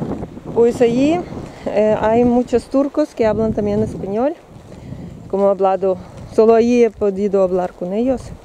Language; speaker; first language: Spanish; non-native, learner; Russian